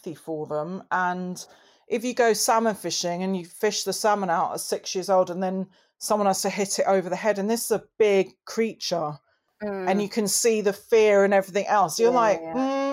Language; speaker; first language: English; native; English